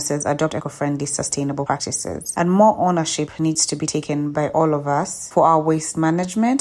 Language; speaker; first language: English; non-native, local second language; Ganda